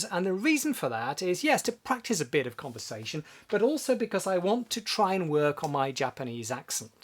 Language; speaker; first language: English; native; English